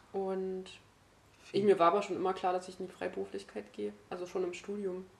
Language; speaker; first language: German; native; German